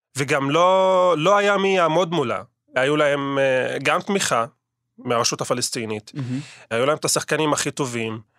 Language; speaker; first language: Hebrew; non-native, local second language; Arabic